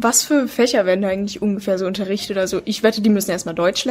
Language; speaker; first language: German; native; German